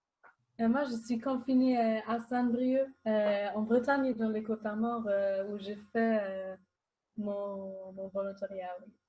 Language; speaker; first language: French; non-native, fluent; German